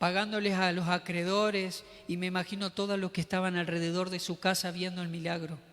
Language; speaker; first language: Spanish; native; Spanish